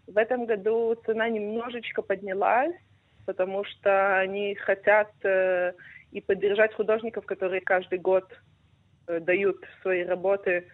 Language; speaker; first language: Russian; non-native, fluent; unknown